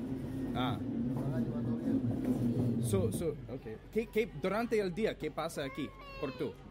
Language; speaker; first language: Spanish; non-native, learner; English